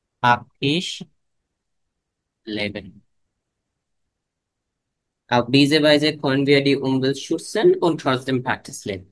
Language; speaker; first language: German; non-native, fluent; Bangla